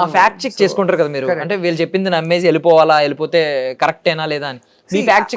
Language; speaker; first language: Telugu; native; Telugu